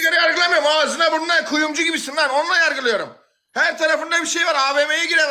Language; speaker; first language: Turkish; native; Turkish